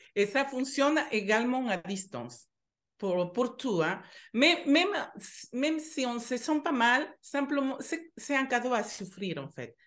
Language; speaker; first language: French; non-native, fluent; Spanish